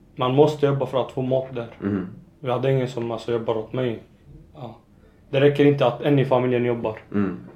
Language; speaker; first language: Swedish; non-native, fluent; Arabic